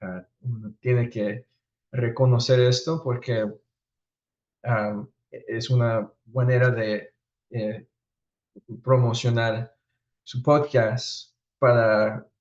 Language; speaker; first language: Spanish; early bilingual, heritage; Spanish